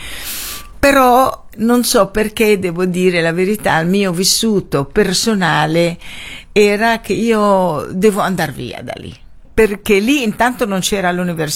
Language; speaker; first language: Italian; non-native, fluent; Arabic